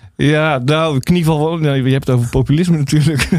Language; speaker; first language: Dutch; native; Dutch